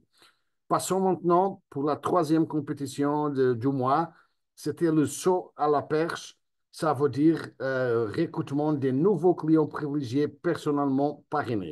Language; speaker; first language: French; non-native, fluent; Spanish